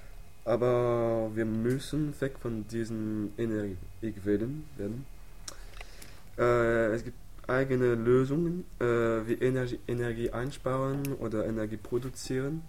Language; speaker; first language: German; non-native, learner; French